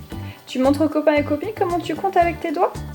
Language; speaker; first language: French; native; French